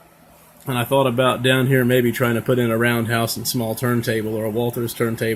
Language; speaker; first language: English; native; English